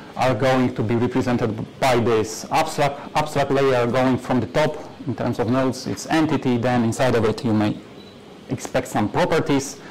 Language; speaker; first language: English; non-native, fluent; Polish